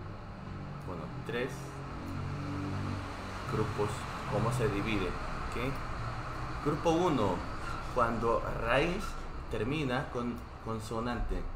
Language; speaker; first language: Spanish; non-native, fluent; Korean